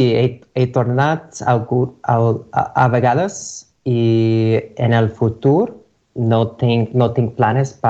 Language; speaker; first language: Catalan; non-native, learner; English